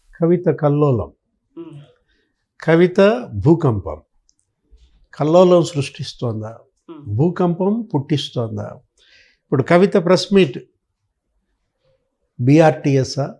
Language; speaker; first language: Telugu; native; Telugu